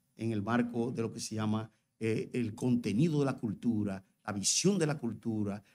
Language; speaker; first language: Spanish; native; Spanish